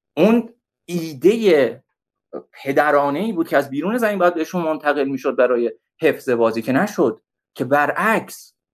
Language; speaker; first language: Persian; native; Persian